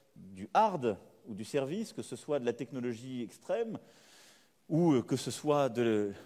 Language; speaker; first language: French; native; French